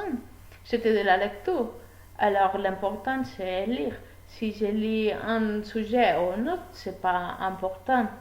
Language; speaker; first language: French; non-native, learner; Spanish